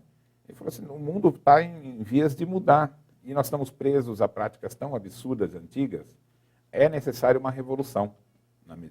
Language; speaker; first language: Portuguese; native; Portuguese